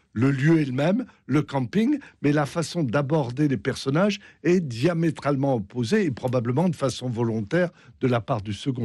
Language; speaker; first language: French; native; French